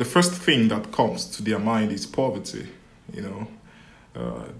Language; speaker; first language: English; non-native, local second language; Igbo